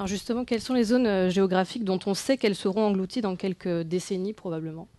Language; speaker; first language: French; native; French